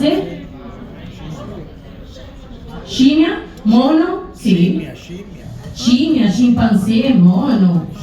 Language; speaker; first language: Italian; non-native, fluent; Spanish